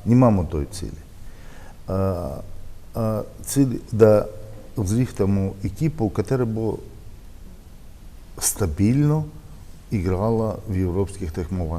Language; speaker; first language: Slovenian; non-native, learner; Russian